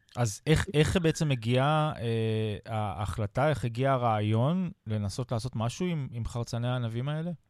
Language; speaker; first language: Hebrew; native; Hebrew